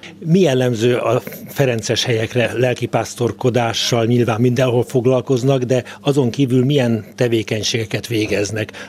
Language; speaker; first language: Hungarian; native; Hungarian